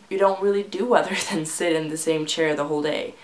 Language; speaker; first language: English; non-native, fluent; Finnish